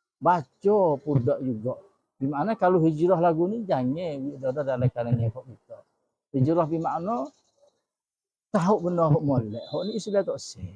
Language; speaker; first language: Malay; native; Malay